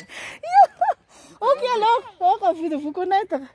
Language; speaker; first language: French; non-native, local second language; Malagasy